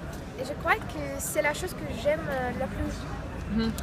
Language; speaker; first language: French; non-native, learner; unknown